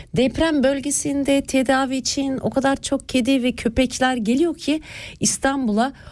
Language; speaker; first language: Turkish; early bilingual, other home language; Swiss German